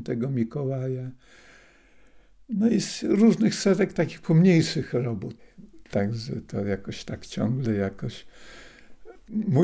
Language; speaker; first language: Polish; non-native, local second language; Russian